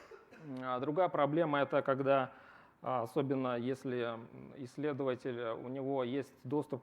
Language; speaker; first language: Russian; native; Russian